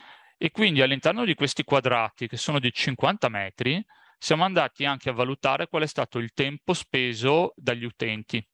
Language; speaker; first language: Italian; native; Italian